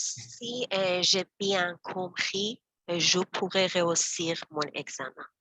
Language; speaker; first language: French; non-native, learner; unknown